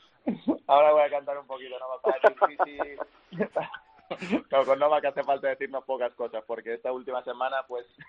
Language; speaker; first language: Spanish; native; Spanish